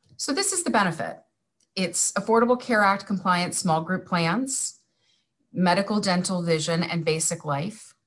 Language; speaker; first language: English; native; English